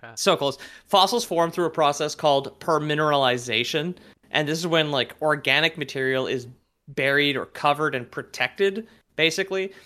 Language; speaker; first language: English; native; English